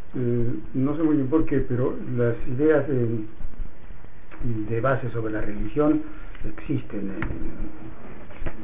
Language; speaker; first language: Spanish; native; Spanish